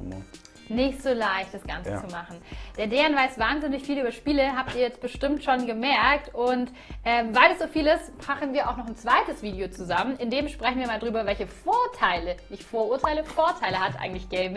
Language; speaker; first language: German; native; German